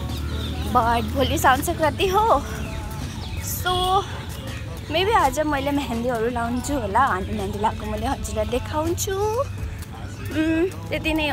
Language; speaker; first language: Nepali; early bilingual, heritage; Hindi